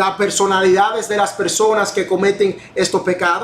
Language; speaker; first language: Spanish; non-native, fluent; English